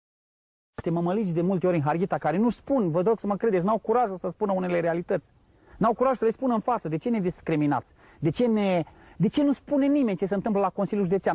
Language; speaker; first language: Romanian; native; Romanian